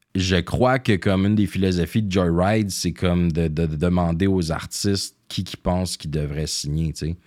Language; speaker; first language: French; native; French